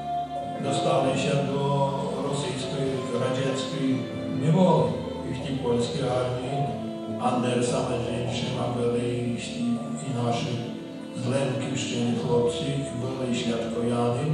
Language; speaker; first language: Polish; non-native, local second language; Rusyn